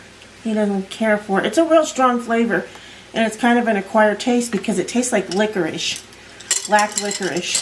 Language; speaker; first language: English; native; English